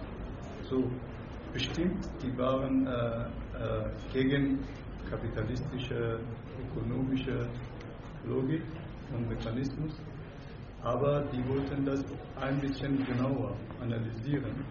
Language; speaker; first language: German; non-native, fluent; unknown